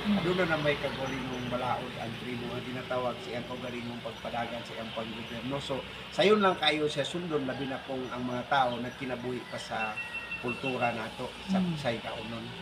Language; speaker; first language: Cebuano; non-native, local second language; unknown